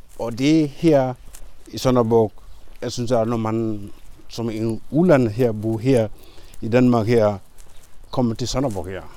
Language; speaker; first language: Danish; non-native, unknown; Mandingo